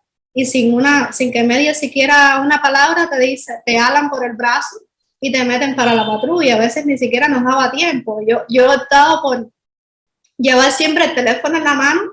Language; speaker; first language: Spanish; native; Spanish